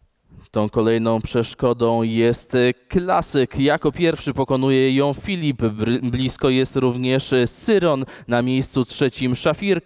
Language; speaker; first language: Polish; native; Polish